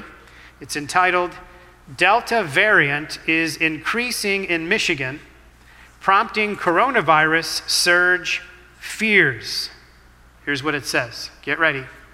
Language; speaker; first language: English; native; English